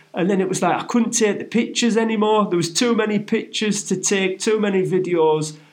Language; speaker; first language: English; native; English